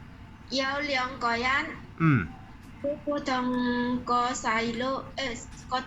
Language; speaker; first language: Cantonese; non-native, learner; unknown